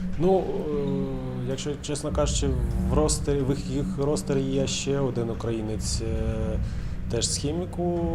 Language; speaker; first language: Ukrainian; non-native, local second language; Russian